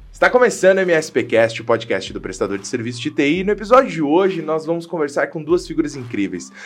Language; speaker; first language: Portuguese; native; Portuguese